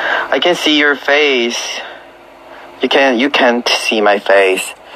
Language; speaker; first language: English; non-native, learner; Korean